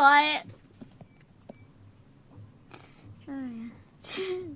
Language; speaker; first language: Chinese; native; Chinese